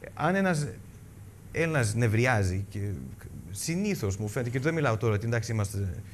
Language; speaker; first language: Greek; early bilingual, heritage; Greek